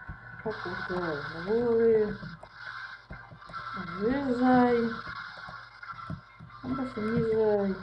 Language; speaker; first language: Polish; native; Polish